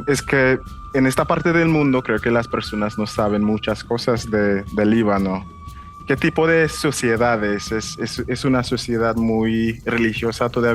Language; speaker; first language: Spanish; non-native, fluent; English